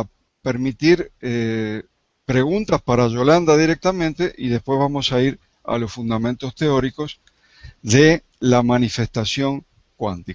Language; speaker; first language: Spanish; native; Spanish